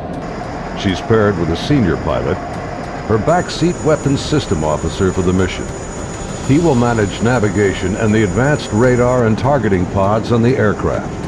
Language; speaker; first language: English; native; English